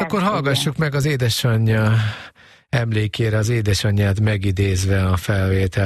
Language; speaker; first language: Hungarian; native; Hungarian